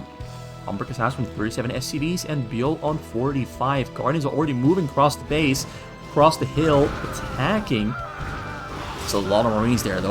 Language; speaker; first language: English; native; English